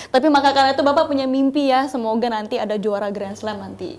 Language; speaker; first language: Indonesian; native; Indonesian